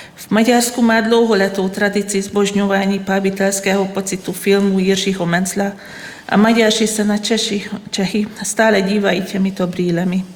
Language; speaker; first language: Czech; non-native, fluent; Hungarian